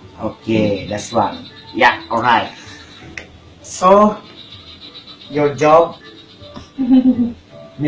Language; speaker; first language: English; non-native, learner; Indonesian